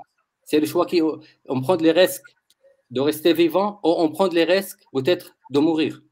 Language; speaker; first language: French; non-native, learner; Arabic